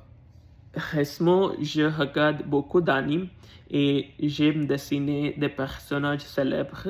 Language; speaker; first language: French; non-native, learner; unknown